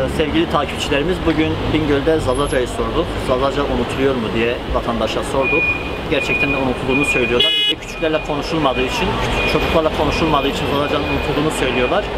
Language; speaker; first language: Turkish; non-native, local second language; Zaza